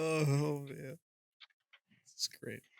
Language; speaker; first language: English; native; English